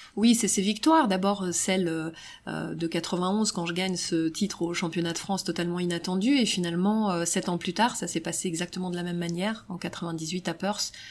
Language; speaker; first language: French; early bilingual, other home language; Romanian